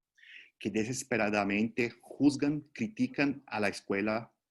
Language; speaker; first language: Spanish; non-native, fluent; Portuguese